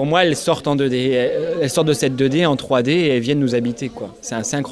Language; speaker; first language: French; native; French